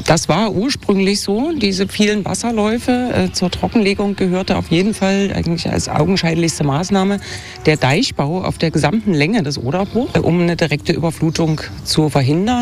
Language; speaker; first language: German; native; German